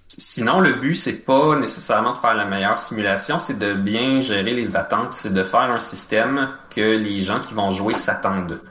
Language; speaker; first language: French; native; French